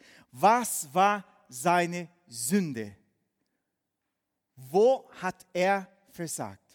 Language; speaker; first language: German; non-native, fluent; Portuguese